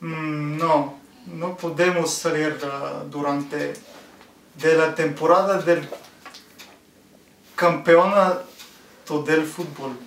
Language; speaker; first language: Spanish; non-native, learner; Bulgarian